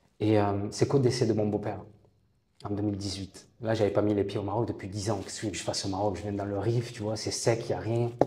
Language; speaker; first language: French; native; French